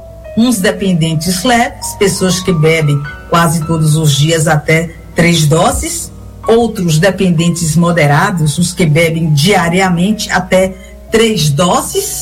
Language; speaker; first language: Portuguese; native; Portuguese